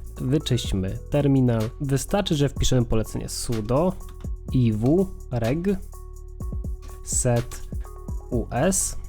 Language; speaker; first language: Polish; native; Polish